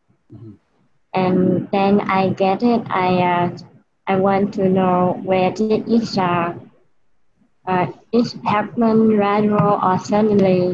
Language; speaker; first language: English; non-native, learner; Vietnamese